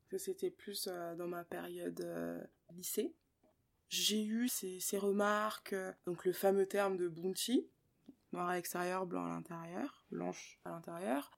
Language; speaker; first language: French; early bilingual, other home language; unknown